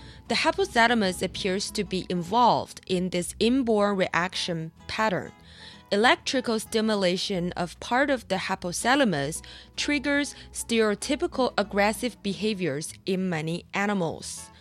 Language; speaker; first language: English; non-native, fluent; Chinese